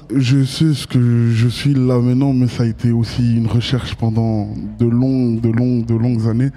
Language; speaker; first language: French; native; French